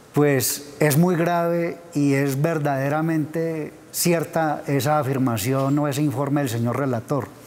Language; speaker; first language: Spanish; native; Spanish